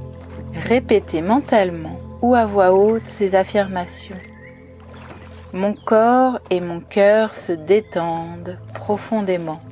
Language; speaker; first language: French; native; French